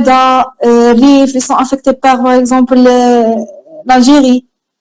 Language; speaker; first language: French; non-native, learner; Arabic